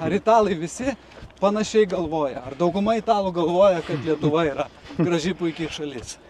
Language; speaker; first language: Lithuanian; native; Lithuanian